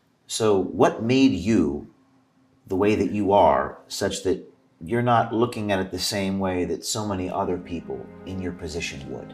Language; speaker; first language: English; native; English